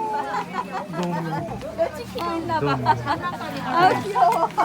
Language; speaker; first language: Korean; non-native, learner; Thai